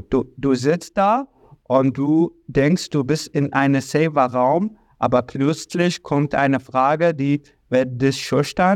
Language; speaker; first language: German; non-native, learner; Arabic